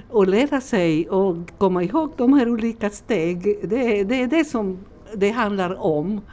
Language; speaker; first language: Swedish; non-native, fluent; Spanish